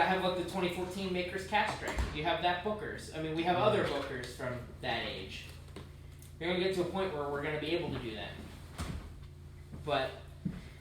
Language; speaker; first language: English; native; English